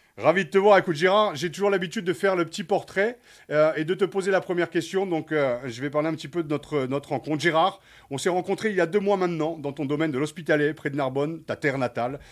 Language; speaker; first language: French; native; French